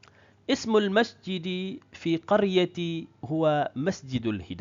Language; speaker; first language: Arabic; non-native, fluent; Indonesian